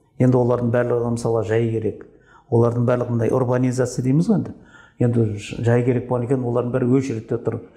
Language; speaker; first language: Kazakh; native; Kazakh